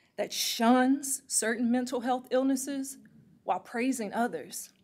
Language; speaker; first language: English; native; English